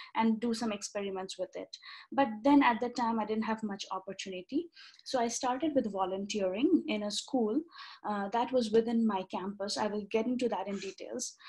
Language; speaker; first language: English; non-native, local second language; Bangla